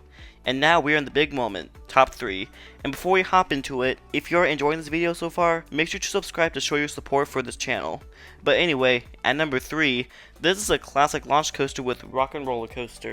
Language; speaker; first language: English; native; English